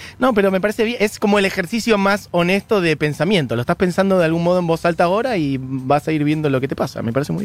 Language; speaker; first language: Spanish; native; Spanish